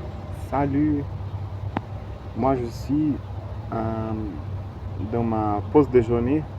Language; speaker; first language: French; non-native, fluent; Portuguese